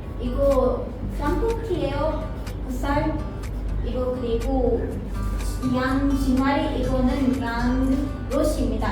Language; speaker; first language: Korean; non-native, learner; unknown